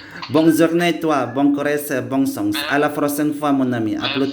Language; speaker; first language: French; non-native, learner; Indonesian